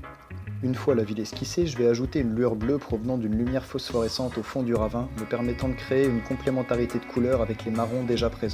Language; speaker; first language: French; native; French